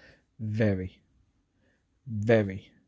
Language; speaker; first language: English; native; English